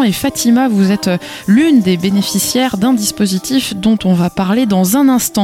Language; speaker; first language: French; native; French